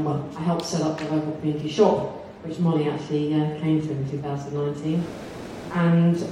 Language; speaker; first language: English; native; English